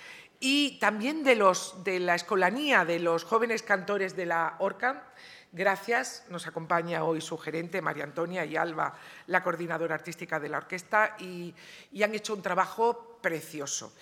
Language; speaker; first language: Spanish; native; Spanish